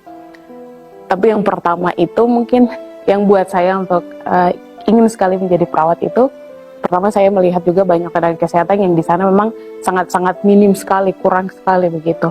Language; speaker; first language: Indonesian; non-native, local second language; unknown